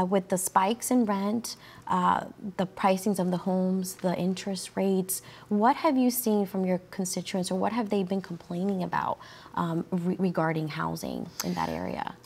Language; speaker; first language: English; early bilingual, other home language; Spanish